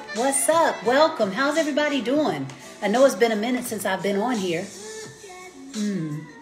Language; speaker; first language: English; native; English